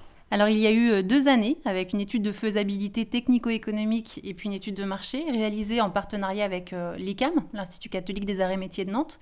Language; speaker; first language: French; native; French